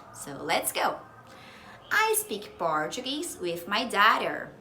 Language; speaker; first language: English; non-native, fluent; Portuguese